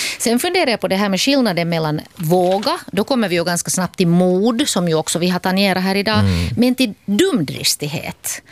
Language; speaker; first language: Swedish; native; Swedish